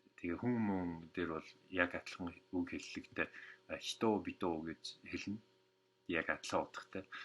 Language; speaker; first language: Mongolian; non-native, fluent; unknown